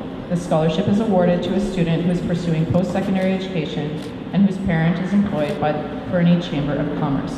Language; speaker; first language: English; native; English